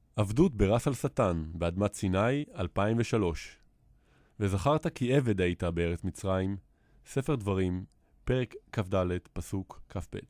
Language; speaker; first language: Hebrew; native; Hebrew